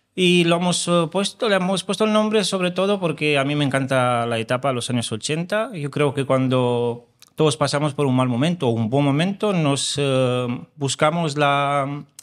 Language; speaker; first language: Spanish; non-native, fluent; Romanian